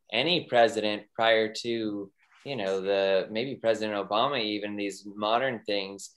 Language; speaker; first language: English; native; English